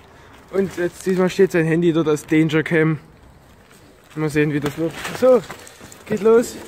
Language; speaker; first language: German; native; German